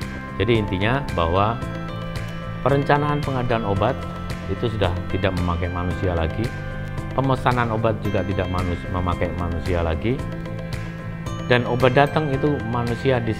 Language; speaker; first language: Indonesian; non-native, local second language; Javanese